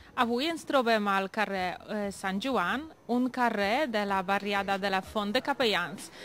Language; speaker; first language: Catalan; native; Catalan